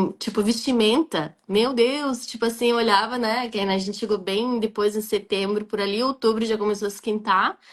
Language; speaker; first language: Portuguese; non-native, fluent; Arabic